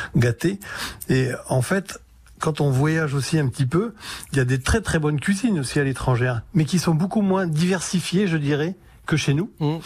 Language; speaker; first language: French; native; French